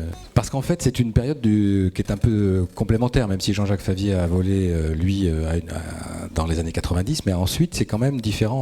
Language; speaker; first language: French; native; French